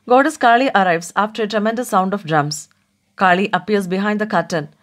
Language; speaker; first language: English; non-native, local second language; Malayalam